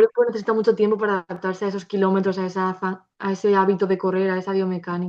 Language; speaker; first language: Spanish; native; Spanish